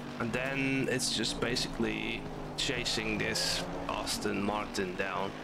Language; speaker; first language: English; non-native, fluent; Dutch